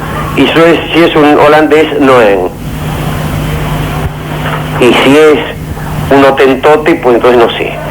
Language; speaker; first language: Spanish; native; Spanish